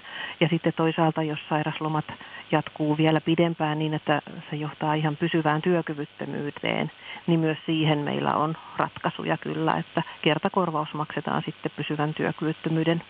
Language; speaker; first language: Finnish; native; Finnish